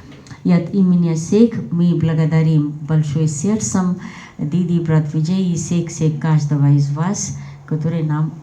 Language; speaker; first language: Russian; non-native, fluent; Hindi